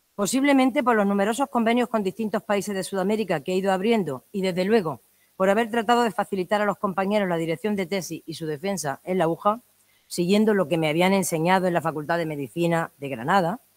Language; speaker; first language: Spanish; native; Spanish